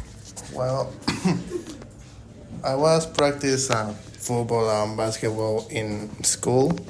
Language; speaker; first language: English; non-native, learner; Spanish